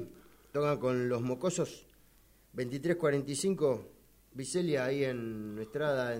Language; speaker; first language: Spanish; native; Spanish